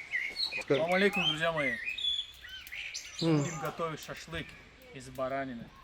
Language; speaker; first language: Russian; non-native, local second language; Lezghian